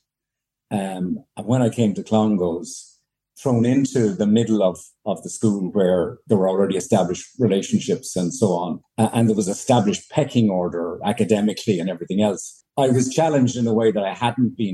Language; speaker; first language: English; native; English